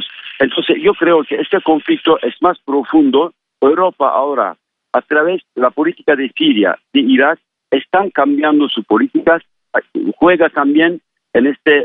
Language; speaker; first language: Spanish; non-native, fluent; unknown